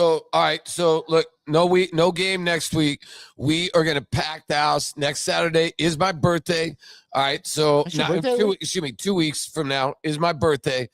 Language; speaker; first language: English; native; English